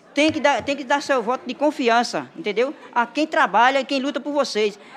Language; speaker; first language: Portuguese; native; Portuguese